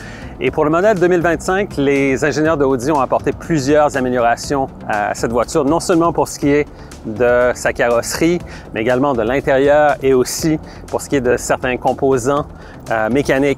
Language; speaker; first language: French; native; French